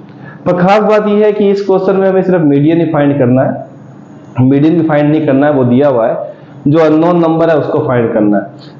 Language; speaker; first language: Hindi; native; Hindi